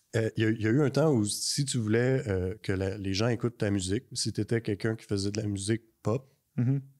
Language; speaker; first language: French; native; French